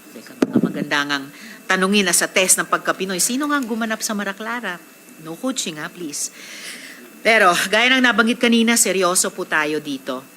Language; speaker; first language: Filipino; native; Filipino